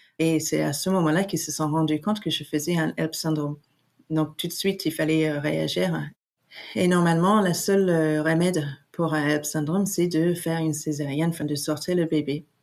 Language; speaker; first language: French; non-native, fluent; English